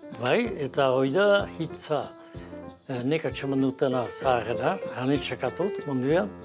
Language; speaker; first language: Basque; native; Basque